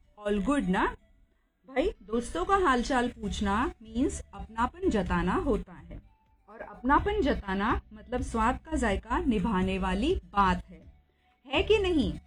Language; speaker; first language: Hindi; non-native, local second language; Marathi